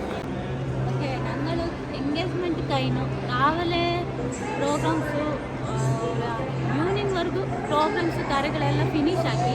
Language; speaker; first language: Malayalam; non-native, learner; Kannada